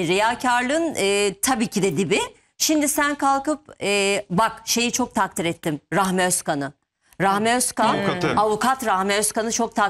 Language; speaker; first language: Turkish; native; Turkish